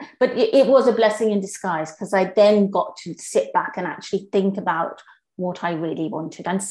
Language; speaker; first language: English; native; English